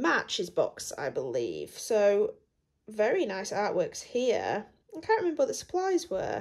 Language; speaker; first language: English; native; English